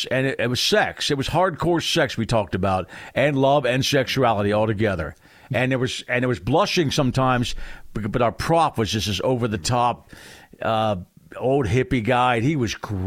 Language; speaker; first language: English; native; English